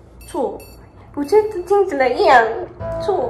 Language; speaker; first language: Chinese; non-native, fluent; Korean